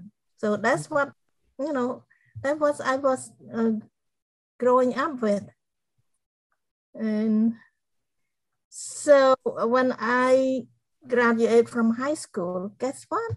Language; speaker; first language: English; non-native, fluent; Khmer